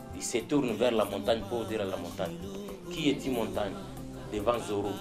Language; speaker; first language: French; non-native, local second language; Lingala